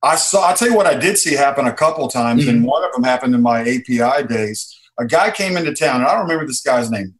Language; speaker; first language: English; native; English